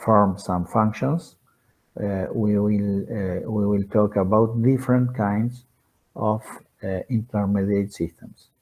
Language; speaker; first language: English; non-native, fluent; Spanish